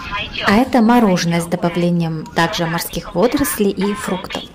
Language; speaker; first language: Russian; native; Russian